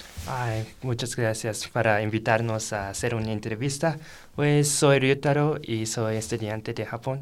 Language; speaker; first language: Spanish; non-native, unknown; Japanese